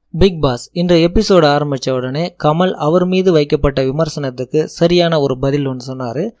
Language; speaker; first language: Tamil; native; Tamil